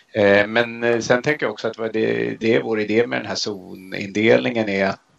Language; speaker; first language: Swedish; native; Swedish